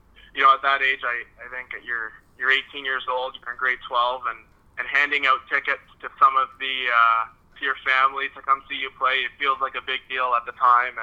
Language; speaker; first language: English; non-native, fluent; French